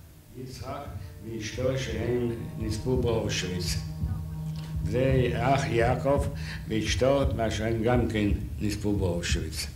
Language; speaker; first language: Hebrew; non-native, fluent; Yiddish